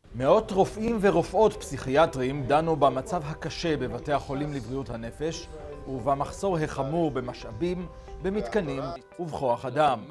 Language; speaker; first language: Hebrew; native; Hebrew